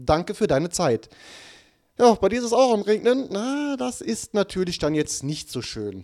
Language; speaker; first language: German; native; German